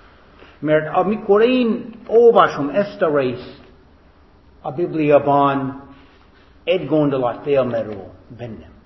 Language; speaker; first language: Hungarian; non-native, fluent; English